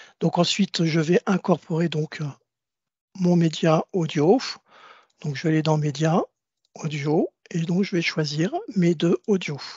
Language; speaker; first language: French; native; French